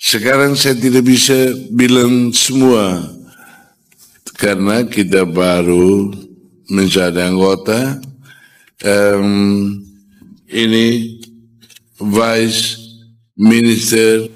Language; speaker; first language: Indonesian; non-native, fluent; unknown